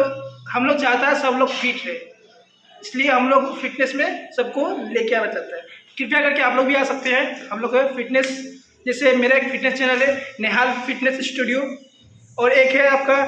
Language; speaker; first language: Hindi; non-native, local second language; Assamese